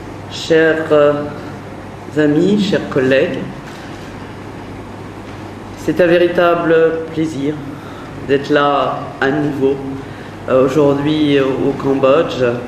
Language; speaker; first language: French; native; French